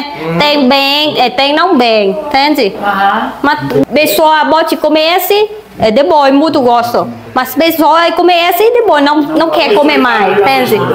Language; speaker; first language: Portuguese; non-native, learner; Vietnamese